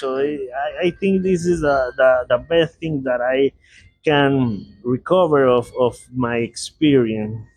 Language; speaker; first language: English; non-native, learner; Spanish